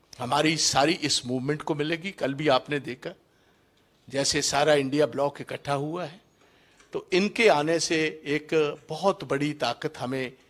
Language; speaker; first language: Hindi; non-native, local second language; Punjabi